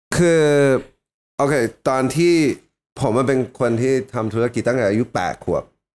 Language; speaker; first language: Thai; early bilingual, heritage; Thai